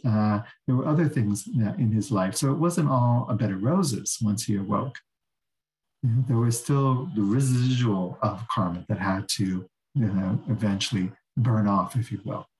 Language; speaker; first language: English; native; English